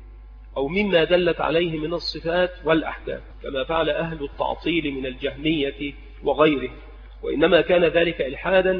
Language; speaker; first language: Arabic; native; Arabic